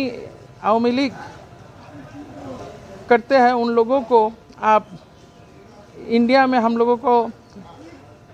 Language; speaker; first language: Hindi; non-native, fluent; Bangla